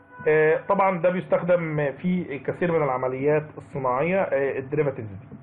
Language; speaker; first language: Arabic; native; Arabic